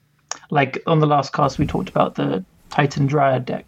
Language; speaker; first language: English; native; English